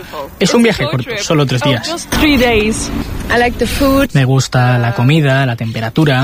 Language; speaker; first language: Spanish; non-native, learner; German